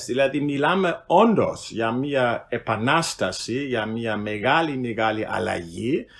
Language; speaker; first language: Greek; non-native, fluent; German